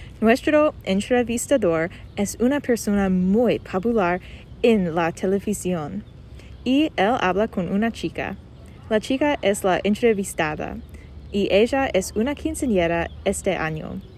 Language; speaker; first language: Spanish; non-native, learner; English